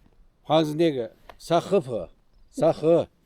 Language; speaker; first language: Chinese; non-native, local second language; Kazakh